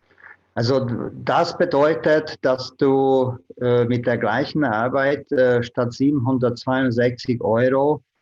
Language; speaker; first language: German; non-native, fluent; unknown